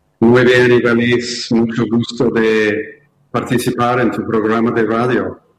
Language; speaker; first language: Spanish; non-native, fluent; English